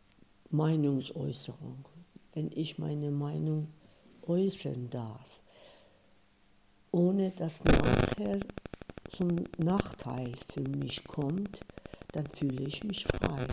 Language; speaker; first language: German; non-native, fluent; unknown